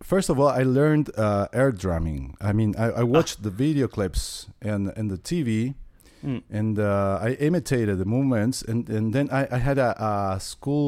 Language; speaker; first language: English; non-native, fluent; Spanish